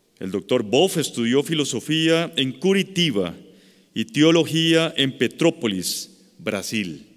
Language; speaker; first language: Spanish; native; Spanish